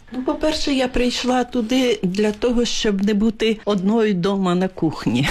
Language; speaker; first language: Ukrainian; non-native, local second language; Russian